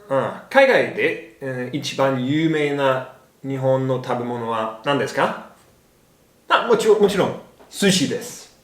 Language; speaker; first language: Japanese; non-native, learner; English